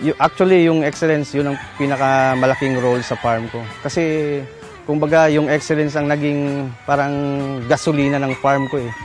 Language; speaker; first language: Filipino; non-native, local second language; Cebuano